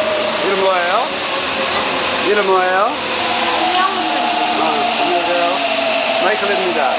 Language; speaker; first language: Korean; non-native, learner; English